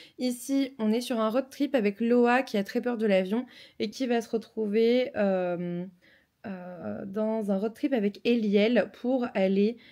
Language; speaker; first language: French; native; French